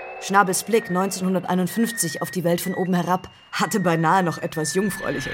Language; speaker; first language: German; native; German